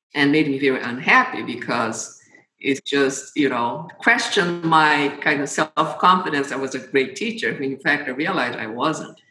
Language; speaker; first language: English; non-native, fluent; Portuguese